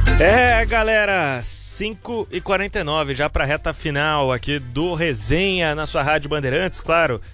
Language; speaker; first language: Portuguese; native; Portuguese